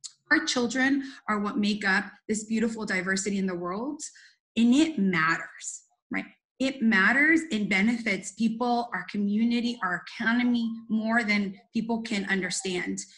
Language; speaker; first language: English; early bilingual, other home language; Spanish